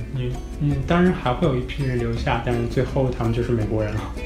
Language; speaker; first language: Chinese; native; Chinese